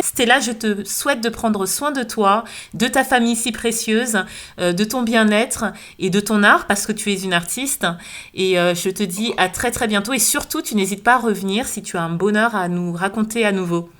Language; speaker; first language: French; native; French